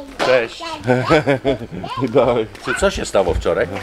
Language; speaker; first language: Polish; early bilingual, heritage; Polish